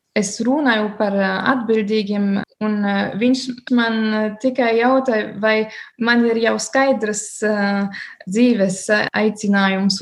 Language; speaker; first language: Latvian; non-native, learner; German